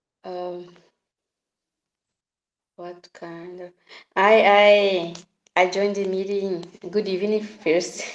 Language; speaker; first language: English; non-native, learner; Portuguese